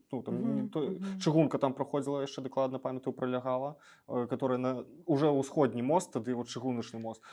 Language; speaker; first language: Belarusian; native; Belarusian